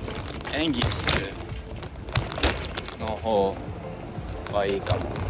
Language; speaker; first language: Japanese; non-native, learner; English